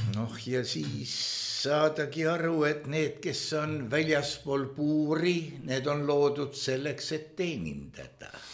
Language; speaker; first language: Estonian; native; Estonian